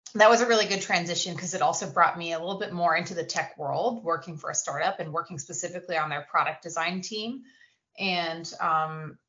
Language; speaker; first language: English; native; English